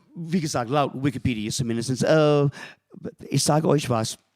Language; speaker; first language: German; non-native, fluent; English